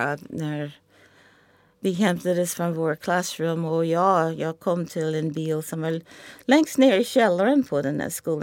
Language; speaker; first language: Swedish; non-native, fluent; English